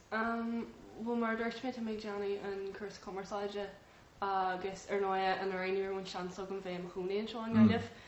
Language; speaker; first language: Irish; non-native, local second language; English